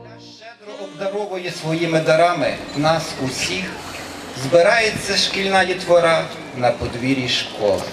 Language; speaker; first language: Ukrainian; native; Ukrainian